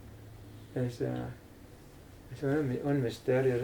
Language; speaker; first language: Spanish; non-native, learner; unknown